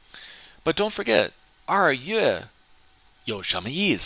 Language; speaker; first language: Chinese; non-native, fluent; English